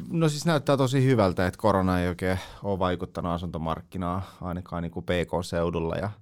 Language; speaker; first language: Finnish; early bilingual, other home language; Russian